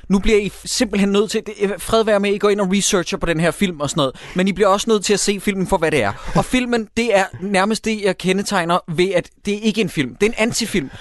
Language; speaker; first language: Danish; native; Danish